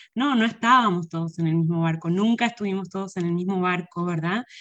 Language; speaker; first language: Spanish; native; Spanish